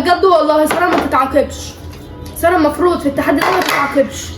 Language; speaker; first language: Arabic; native; Arabic